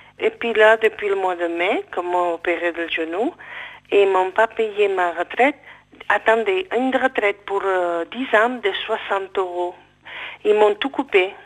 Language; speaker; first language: French; non-native, fluent; Catalan